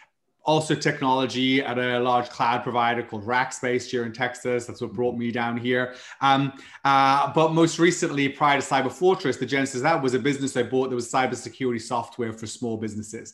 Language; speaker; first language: English; native; English